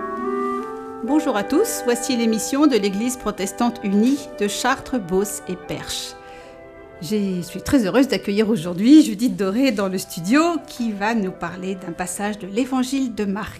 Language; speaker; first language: French; native; French